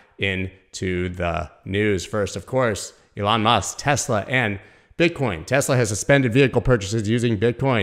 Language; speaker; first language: English; native; English